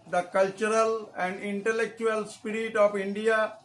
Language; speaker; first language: English; non-native, local second language; Bangla